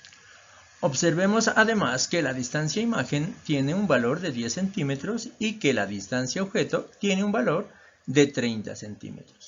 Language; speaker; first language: Spanish; native; Spanish